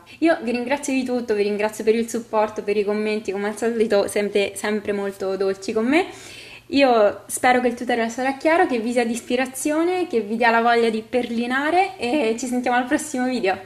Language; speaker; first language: Italian; native; Italian